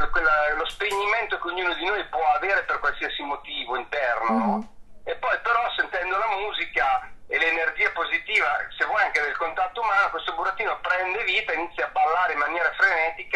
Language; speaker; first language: Italian; native; Italian